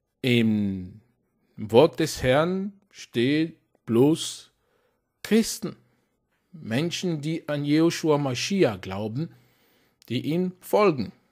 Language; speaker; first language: German; non-native, fluent; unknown